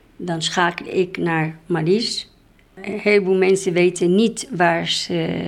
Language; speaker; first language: Dutch; non-native, fluent; Arabic